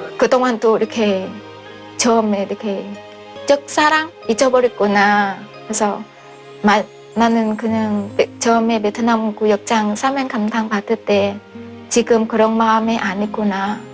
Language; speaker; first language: Korean; non-native, fluent; Vietnamese